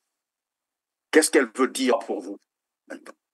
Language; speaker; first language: French; native; French